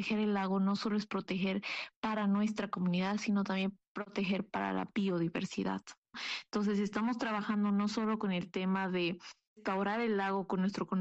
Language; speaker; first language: Spanish; non-native, local second language; Aymara